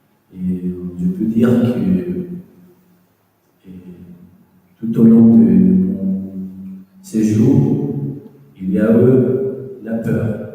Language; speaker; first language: French; non-native, fluent; Spanish